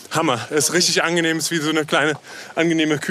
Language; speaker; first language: German; native; German